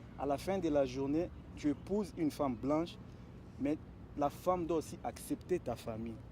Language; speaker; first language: French; non-native, local second language; Lingala